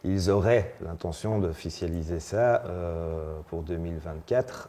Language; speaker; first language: French; native; French